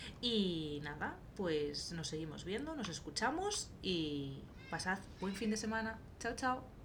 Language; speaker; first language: Spanish; native; Spanish